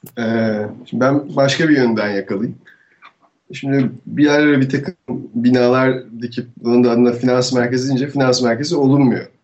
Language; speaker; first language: Turkish; native; Turkish